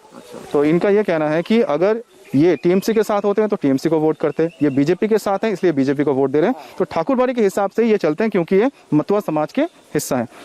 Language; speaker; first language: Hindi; non-native, local second language; Bangla